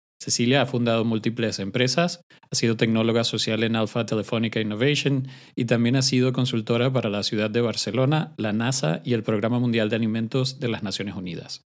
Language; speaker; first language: Spanish; native; Spanish